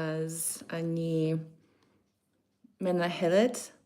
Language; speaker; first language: Hebrew; non-native, learner; English